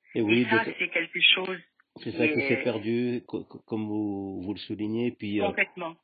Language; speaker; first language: French; native; French